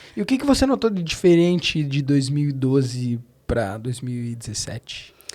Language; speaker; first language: Portuguese; native; Portuguese